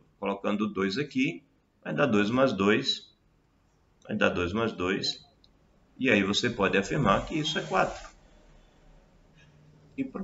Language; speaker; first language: Portuguese; native; Portuguese